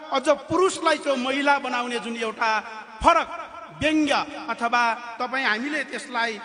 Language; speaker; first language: Nepali; non-native, local second language; Eastern Tamang